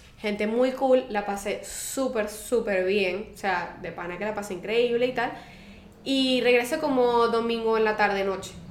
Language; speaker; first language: Spanish; native; Spanish